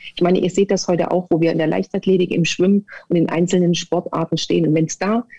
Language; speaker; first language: German; native; German